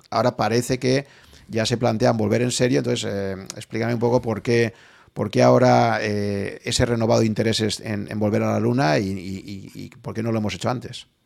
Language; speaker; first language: Spanish; native; Spanish